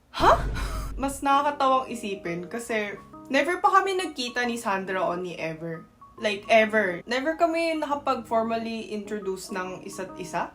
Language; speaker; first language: Filipino; non-native, fluent; Korean